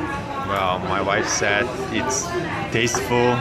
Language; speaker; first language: English; non-native, learner; Portuguese